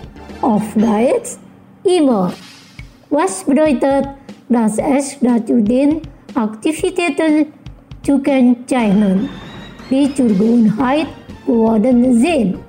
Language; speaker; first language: German; non-native, fluent; Indonesian